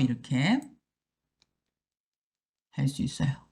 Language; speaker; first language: Korean; native; Korean